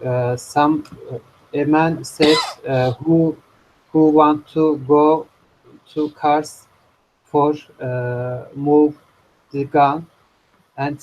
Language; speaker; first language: English; non-native, learner; Turkish